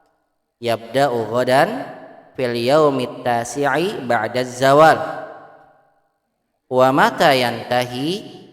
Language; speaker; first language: Arabic; non-native, fluent; Indonesian